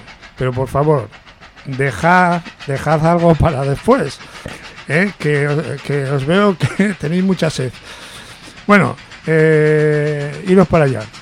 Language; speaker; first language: Spanish; native; Spanish